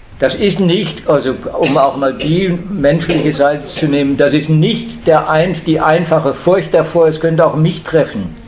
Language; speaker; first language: German; native; German